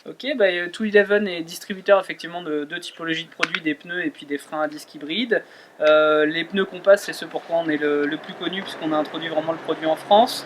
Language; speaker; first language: French; native; French